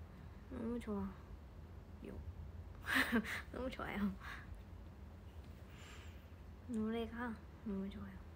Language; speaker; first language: Korean; non-native, fluent; Japanese